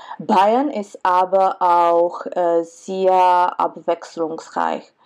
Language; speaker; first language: German; non-native, fluent; Czech